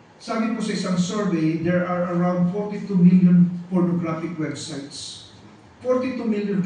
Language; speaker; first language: Filipino; non-native, local second language; Cebuano